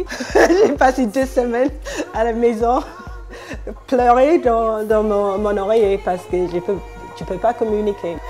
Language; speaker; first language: French; non-native, fluent; English